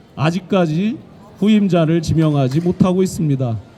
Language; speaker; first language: Korean; native; Korean